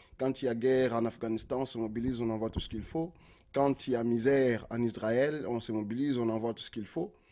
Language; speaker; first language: French; non-native, local second language; Lingala